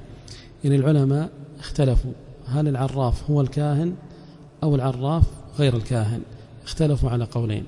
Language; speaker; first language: Arabic; native; Arabic